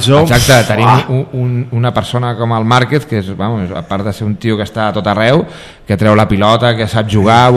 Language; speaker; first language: Catalan; native; Catalan